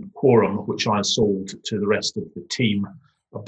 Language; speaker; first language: English; native; English